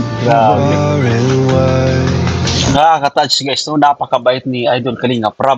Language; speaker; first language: Filipino; native; Filipino